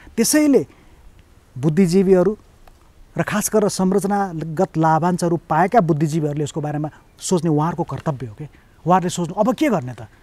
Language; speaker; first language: Nepali; native; Nepali